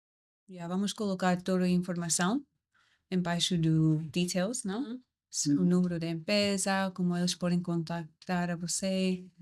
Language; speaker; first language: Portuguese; non-native, learner; English